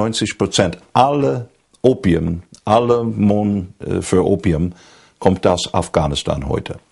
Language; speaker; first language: German; non-native, fluent; English